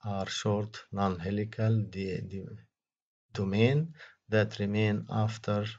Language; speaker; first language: English; non-native, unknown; Arabic